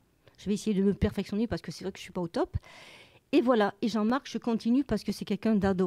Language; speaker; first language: French; native; French